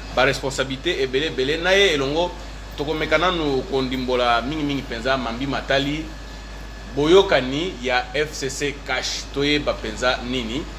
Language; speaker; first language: Lingala; native; Lingala